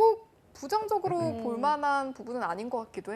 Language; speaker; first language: Korean; native; Korean